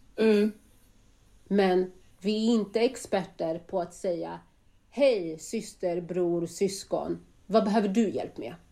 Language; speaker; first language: Swedish; native; Swedish